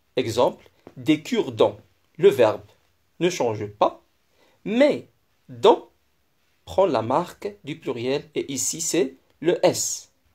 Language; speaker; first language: French; non-native, local second language; Arabic